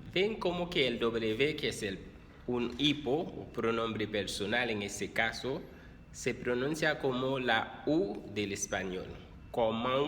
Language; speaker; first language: Spanish; non-native, fluent; Haitian Creole